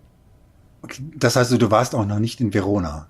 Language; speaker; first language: German; native; German